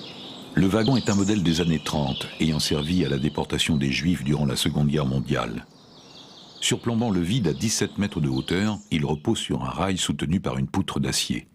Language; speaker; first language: French; native; French